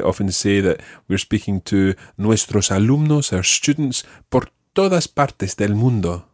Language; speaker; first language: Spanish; non-native, fluent; English